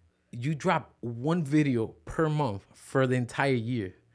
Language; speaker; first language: English; early bilingual, other home language; Spanish